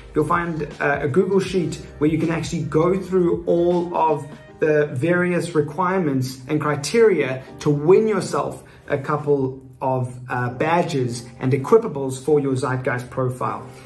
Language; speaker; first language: English; native; English